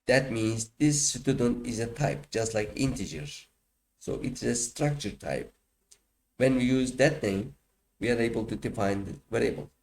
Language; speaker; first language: English; non-native, fluent; Turkish